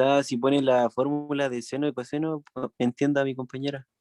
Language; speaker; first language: Spanish; native; Spanish